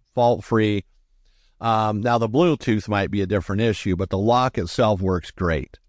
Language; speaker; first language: English; native; English